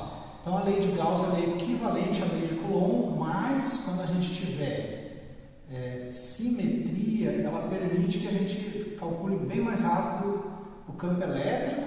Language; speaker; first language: Portuguese; native; Portuguese